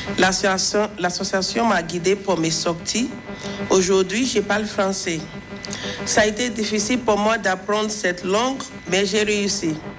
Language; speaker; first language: French; non-native, fluent; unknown